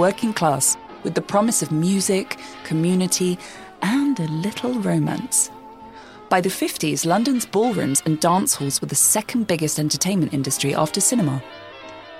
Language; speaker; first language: English; native; English